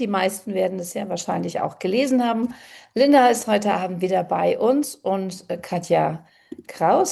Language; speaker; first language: German; native; German